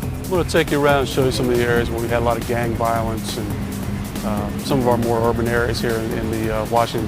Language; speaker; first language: English; native; English